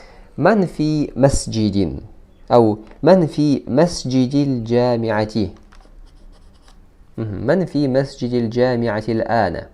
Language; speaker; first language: Arabic; non-native, fluent; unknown